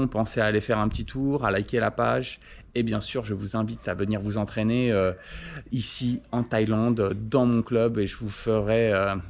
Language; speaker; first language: French; native; French